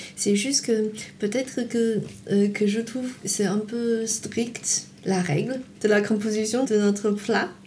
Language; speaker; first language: French; non-native, fluent; Chinese